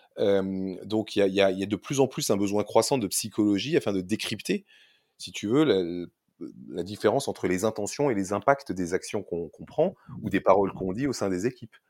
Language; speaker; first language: French; native; French